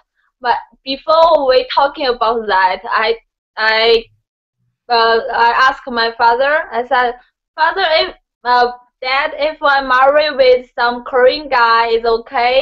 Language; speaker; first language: English; non-native, learner; Chinese